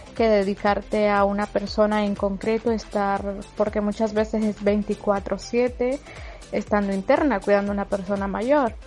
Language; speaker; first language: Spanish; native; Spanish